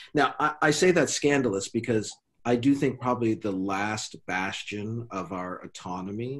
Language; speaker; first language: English; native; English